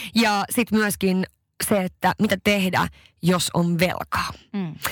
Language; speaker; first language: Finnish; early bilingual, heritage; Finnish